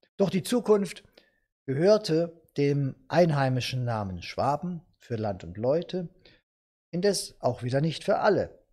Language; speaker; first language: German; native; German